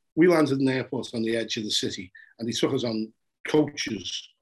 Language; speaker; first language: English; native; English